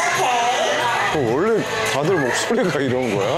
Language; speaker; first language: Korean; native; Korean